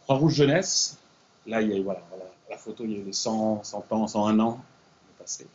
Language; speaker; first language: French; native; French